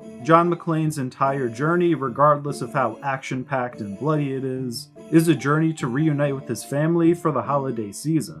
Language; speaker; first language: English; native; English